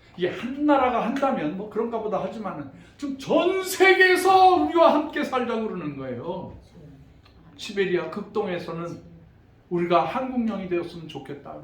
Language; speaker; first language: Korean; native; Korean